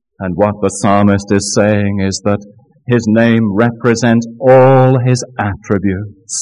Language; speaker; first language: English; native; English